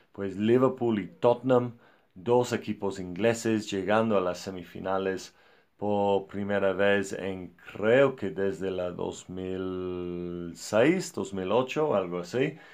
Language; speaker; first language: Spanish; non-native, fluent; English